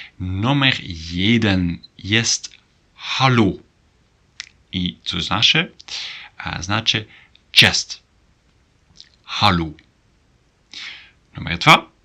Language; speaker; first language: Polish; non-native, learner; Dutch